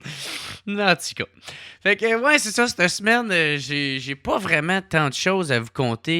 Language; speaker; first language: French; native; French